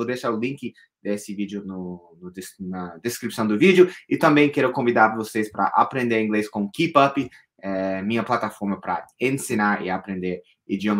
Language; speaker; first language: Portuguese; non-native, fluent; English